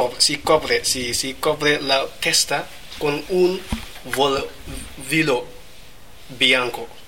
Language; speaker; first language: Italian; non-native, learner; Fula